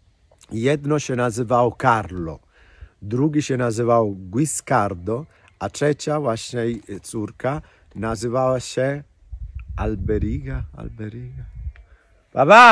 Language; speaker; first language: Polish; non-native, fluent; Italian